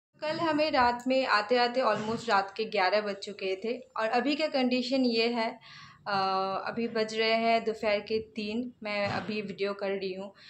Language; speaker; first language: Hindi; non-native, local second language; Bangla